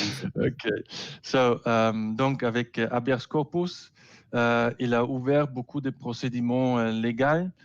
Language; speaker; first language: French; non-native, learner; German